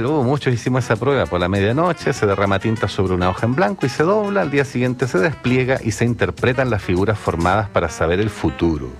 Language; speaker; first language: Spanish; native; Spanish